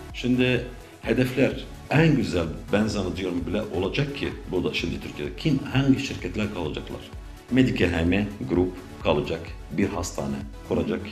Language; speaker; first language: Turkish; non-native, learner; Arabic